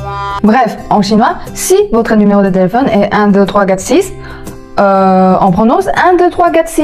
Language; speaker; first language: French; non-native, fluent; Chinese